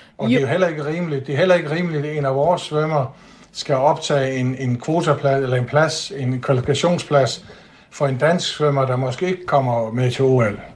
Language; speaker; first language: Danish; non-native, local second language; Faroese